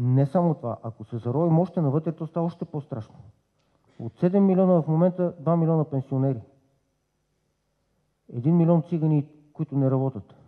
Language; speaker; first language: Bulgarian; native; Bulgarian